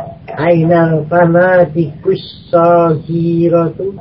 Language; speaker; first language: Arabic; non-native, learner; Indonesian